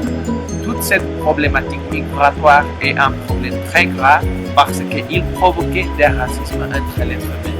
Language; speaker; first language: French; non-native, learner; Spanish